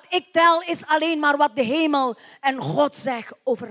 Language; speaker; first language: Dutch; non-native, learner; Indonesian